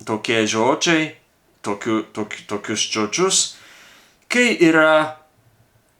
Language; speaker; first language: Lithuanian; non-native, fluent; Japanese